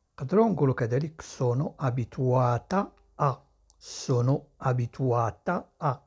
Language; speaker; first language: Italian; non-native, fluent; Arabic